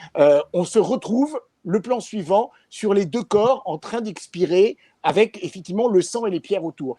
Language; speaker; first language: French; native; French